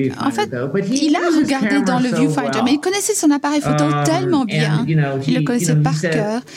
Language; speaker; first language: French; non-native, learner; English